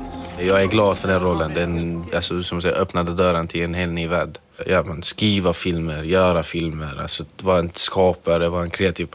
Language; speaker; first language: Swedish; non-native, fluent; Arabic